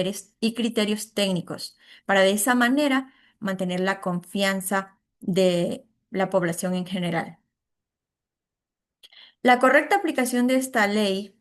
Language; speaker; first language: Spanish; native; Spanish